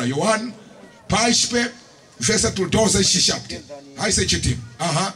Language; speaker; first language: Romanian; non-native, learner; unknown